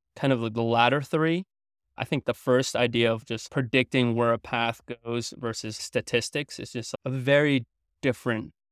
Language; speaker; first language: English; early bilingual, other home language; French